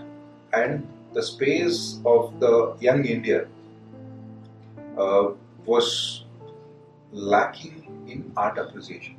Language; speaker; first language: English; non-native, local second language; Tamil